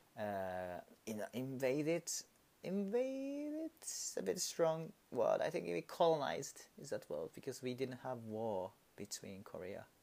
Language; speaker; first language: English; non-native, learner; Japanese